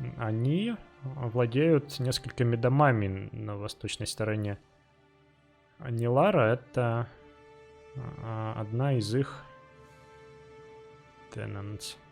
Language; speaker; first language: Russian; native; Russian